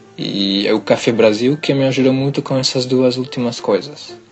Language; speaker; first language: Portuguese; non-native, learner; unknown